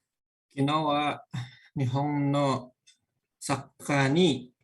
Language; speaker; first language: Japanese; non-native, learner; Indonesian